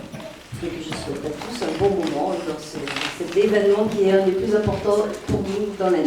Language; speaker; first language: French; native; French